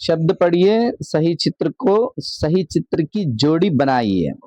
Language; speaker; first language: Hindi; non-native, local second language; Telugu